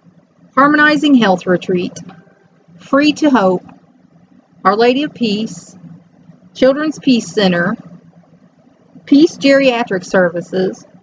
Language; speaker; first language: English; native; English